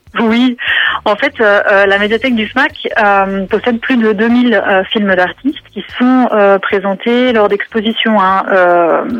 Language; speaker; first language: French; native; French